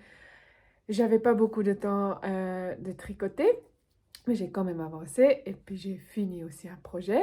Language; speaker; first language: French; non-native, local second language; Swiss German